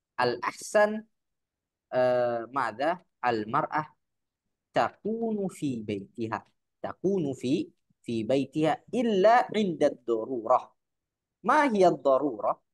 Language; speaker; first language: Arabic; non-native, fluent; Indonesian